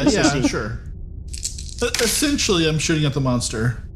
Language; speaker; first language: English; native; English